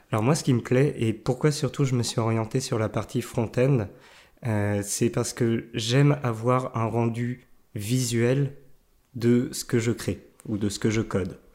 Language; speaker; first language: French; native; French